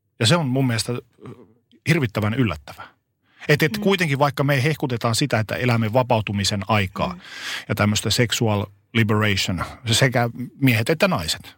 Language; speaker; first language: Finnish; native; Finnish